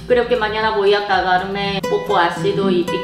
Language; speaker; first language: Spanish; non-native, learner; Korean